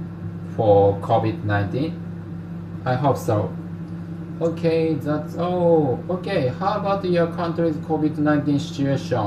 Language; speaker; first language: English; non-native, learner; Japanese